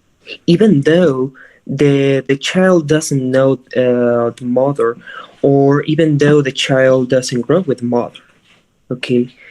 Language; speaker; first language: English; non-native, fluent; Spanish